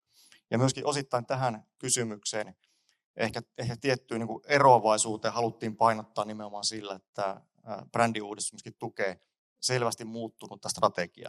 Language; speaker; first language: Finnish; native; Finnish